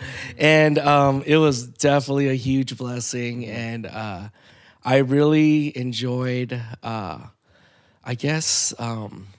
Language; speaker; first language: English; early bilingual, other home language; Filipino